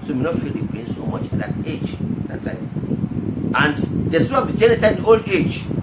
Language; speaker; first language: English; non-native, local second language; Yoruba